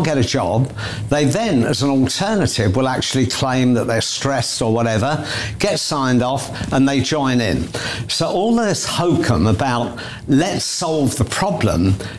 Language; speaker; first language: English; native; English